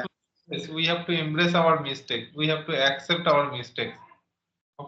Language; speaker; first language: English; non-native, local second language; Santali